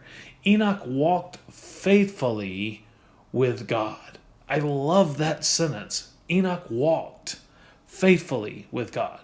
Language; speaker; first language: English; native; English